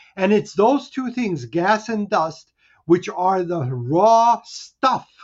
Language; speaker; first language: English; early bilingual, other home language; Hungarian